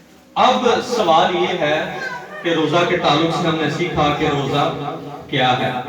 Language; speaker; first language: Urdu; native; Urdu